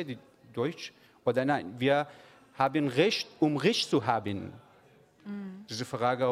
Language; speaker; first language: German; non-native, learner; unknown